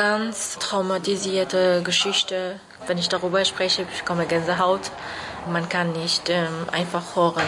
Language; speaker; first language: German; non-native, learner; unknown